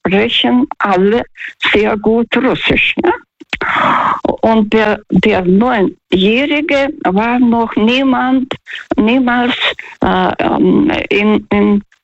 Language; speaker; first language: German; non-native, fluent; Russian